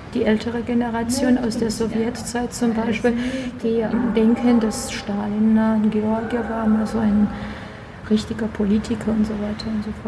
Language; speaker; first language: German; non-native, fluent; Georgian